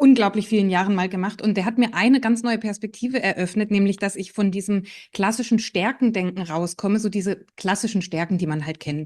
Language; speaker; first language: German; native; German